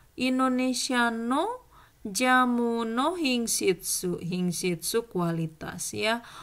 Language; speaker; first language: Indonesian; native; Indonesian